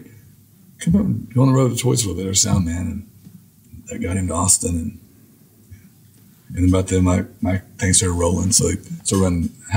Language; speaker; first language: English; native; English